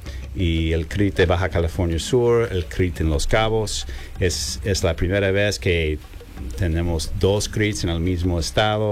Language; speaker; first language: Spanish; non-native, fluent; English